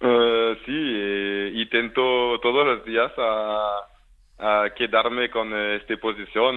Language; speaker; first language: Spanish; non-native, fluent; French